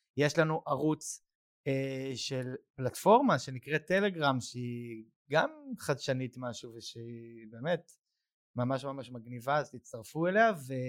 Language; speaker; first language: Hebrew; native; Hebrew